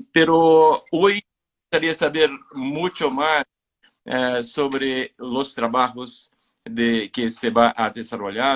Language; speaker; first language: Spanish; non-native, fluent; Portuguese